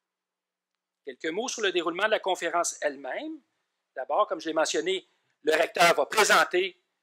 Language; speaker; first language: French; native; French